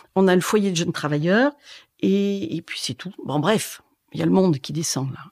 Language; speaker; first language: French; native; French